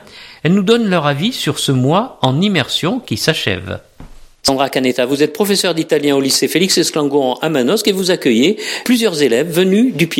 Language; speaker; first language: French; native; French